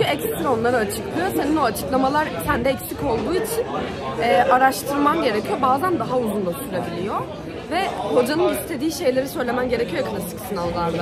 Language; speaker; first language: Turkish; native; Turkish